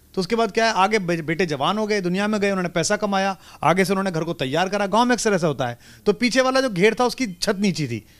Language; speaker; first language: Hindi; native; Hindi